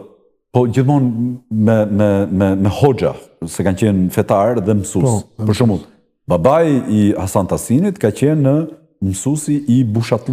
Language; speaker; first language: Albanian; native; Albanian